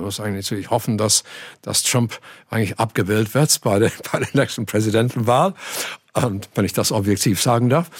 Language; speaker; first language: German; non-native, fluent; English